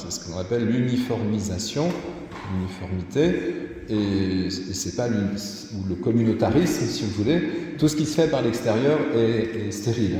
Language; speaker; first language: French; native; French